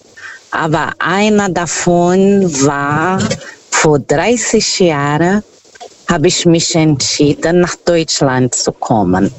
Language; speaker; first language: German; non-native, fluent; Portuguese